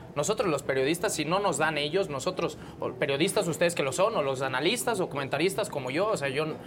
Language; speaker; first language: Spanish; non-native, local second language; Catalan